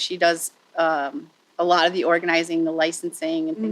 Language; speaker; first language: English; native; English